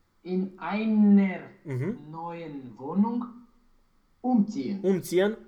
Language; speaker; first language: German; non-native, learner; Romanian